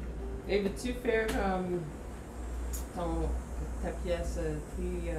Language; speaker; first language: French; non-native, fluent; English